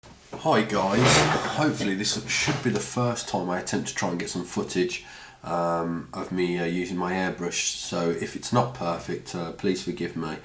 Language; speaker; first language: English; native; English